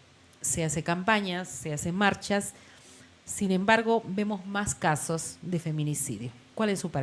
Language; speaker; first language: Spanish; native; Spanish